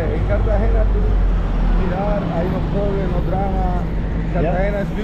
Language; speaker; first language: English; non-native, learner; Spanish